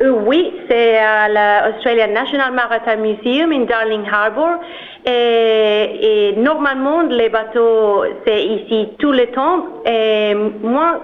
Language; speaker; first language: French; non-native, learner; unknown